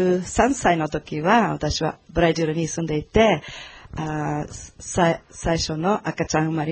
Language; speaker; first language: Japanese; non-native, learner; Portuguese